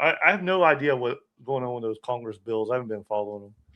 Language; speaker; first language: English; native; English